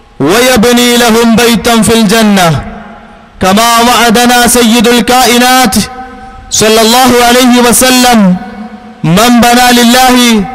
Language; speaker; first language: Arabic; non-native, fluent; Malayalam